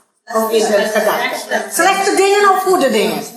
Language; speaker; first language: Dutch; non-native, learner; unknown